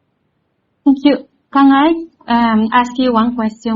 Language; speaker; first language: English; non-native, fluent; Spanish